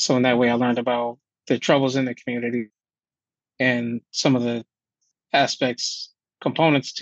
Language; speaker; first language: English; native; English